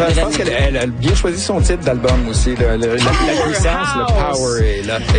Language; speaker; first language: French; native; French